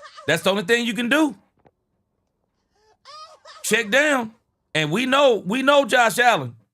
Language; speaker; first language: English; native; English